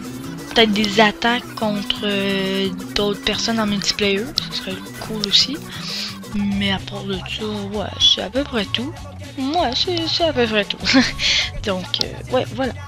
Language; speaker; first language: French; native; French